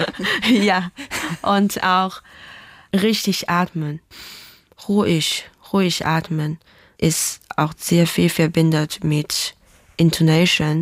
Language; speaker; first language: German; non-native, learner; Chinese